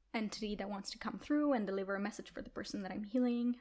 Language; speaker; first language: English; non-native, fluent; Italian